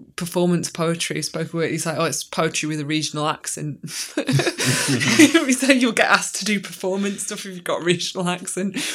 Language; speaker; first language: English; native; English